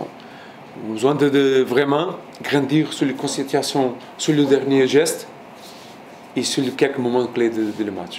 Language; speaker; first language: French; non-native, fluent; Portuguese